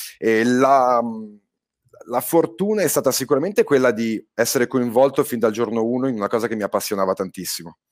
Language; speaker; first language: Italian; native; Italian